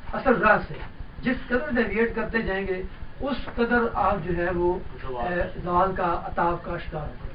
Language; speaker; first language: Urdu; native; Urdu